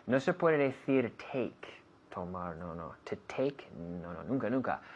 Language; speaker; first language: Spanish; non-native, fluent; English